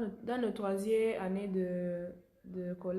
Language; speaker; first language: French; non-native, learner; Italian